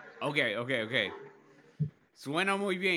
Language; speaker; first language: Spanish; non-native, learner; English